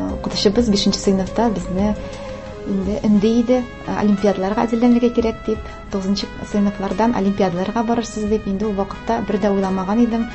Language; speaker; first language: Tatar; non-native, local second language; Russian